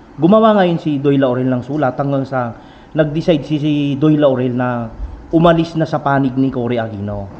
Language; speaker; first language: Filipino; native; Filipino